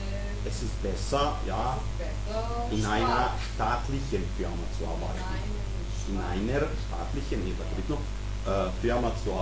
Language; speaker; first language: German; non-native, fluent; Serbian